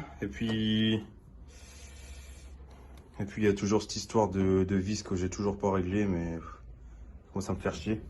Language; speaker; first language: French; native; French